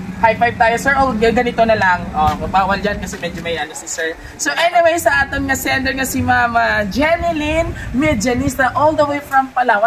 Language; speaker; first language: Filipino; non-native, local second language; Hiligaynon